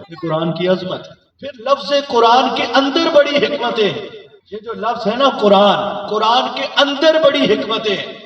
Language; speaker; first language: Urdu; non-native, local second language; Punjabi